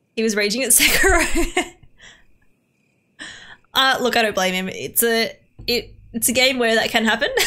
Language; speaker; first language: English; native; English